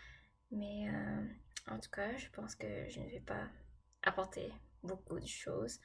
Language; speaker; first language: French; non-native, fluent; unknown